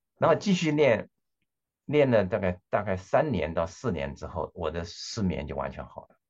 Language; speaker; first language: Chinese; non-native, local second language; Cantonese